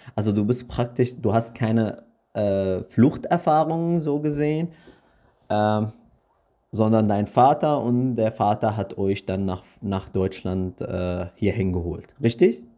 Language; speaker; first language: German; early bilingual, other home language; Arabic